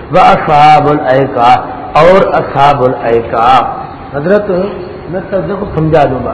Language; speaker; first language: Urdu; non-native, local second language; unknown